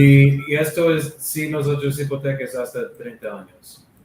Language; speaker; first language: Spanish; non-native, learner; English